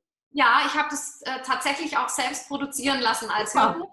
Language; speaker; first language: German; native; German